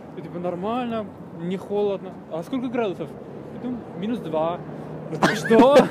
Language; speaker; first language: Russian; non-native, fluent; Spanish